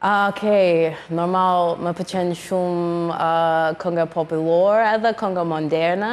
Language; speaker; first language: Albanian; non-native, learner; English